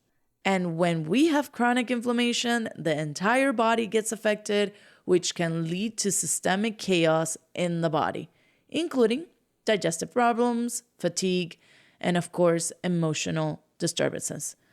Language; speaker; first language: English; non-native, fluent; Spanish